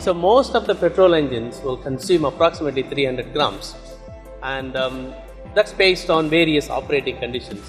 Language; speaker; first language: English; non-native, fluent; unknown